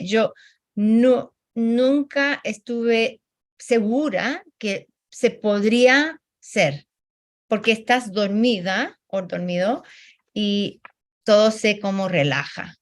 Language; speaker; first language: Spanish; non-native, fluent; English